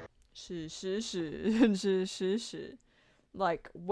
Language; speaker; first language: Chinese; non-native, learner; English